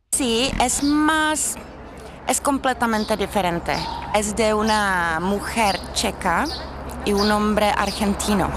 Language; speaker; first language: Spanish; non-native, fluent; Czech